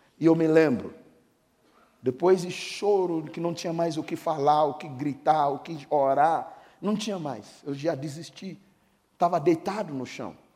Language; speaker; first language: Portuguese; non-native, fluent; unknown